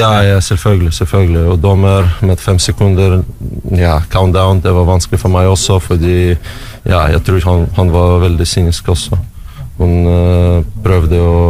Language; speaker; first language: Norwegian; non-native, learner; Russian